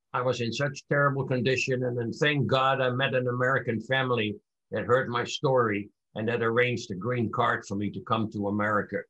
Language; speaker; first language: English; non-native, fluent; Dutch